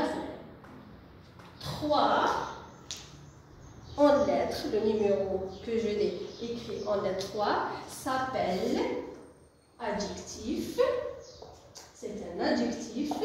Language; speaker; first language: French; non-native, local second language; Arabic